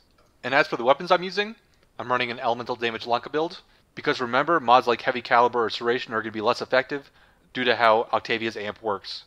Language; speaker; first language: English; native; English